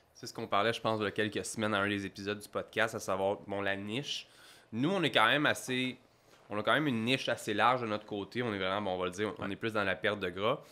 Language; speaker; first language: French; native; French